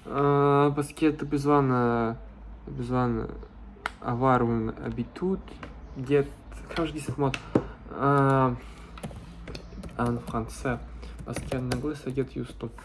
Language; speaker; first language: French; non-native, learner; Russian